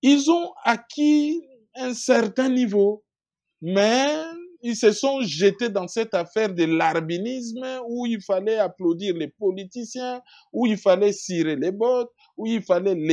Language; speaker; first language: French; non-native, local second language; Lingala